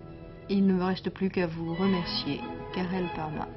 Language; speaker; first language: French; native; French